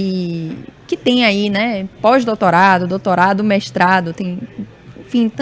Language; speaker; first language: Portuguese; native; Portuguese